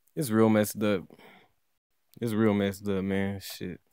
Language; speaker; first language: English; native; English